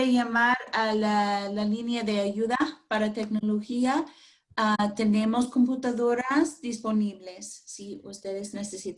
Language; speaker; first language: Spanish; non-native, fluent; English